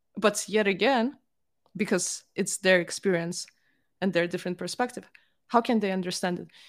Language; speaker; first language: English; non-native, fluent; Russian